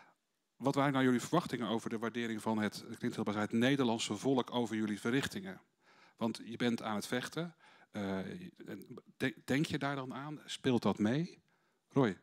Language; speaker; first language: Dutch; native; Dutch